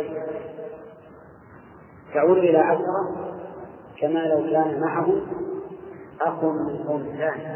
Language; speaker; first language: Arabic; native; Arabic